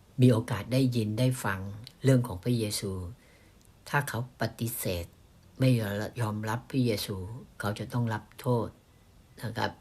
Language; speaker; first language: Thai; native; Thai